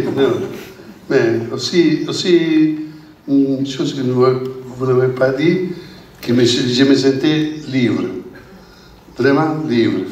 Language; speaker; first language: French; non-native, learner; Italian